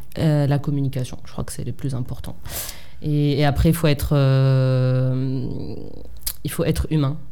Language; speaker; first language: French; non-native, local second language; Arabic